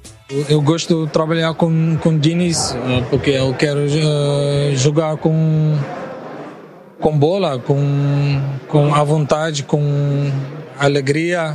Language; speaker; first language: Portuguese; non-native, learner; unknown